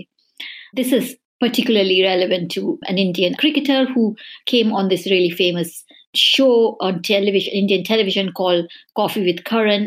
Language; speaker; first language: English; non-native, local second language; Hindi